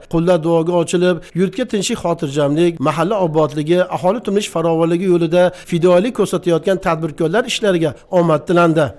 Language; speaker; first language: Uzbek; native; Uzbek